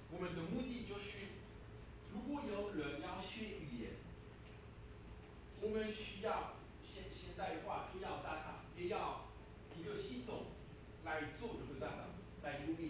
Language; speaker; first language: Chinese; non-native, fluent; French